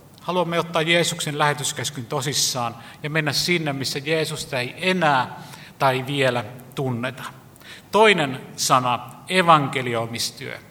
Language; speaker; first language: Finnish; native; Finnish